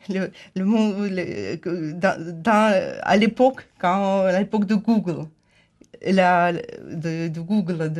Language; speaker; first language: French; non-native, fluent; Ukrainian